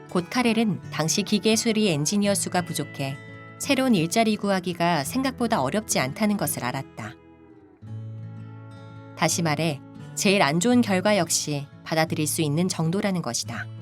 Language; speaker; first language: Korean; native; Korean